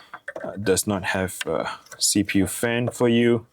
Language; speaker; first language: English; non-native, fluent; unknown